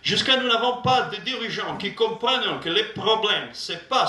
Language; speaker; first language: French; non-native, learner; Italian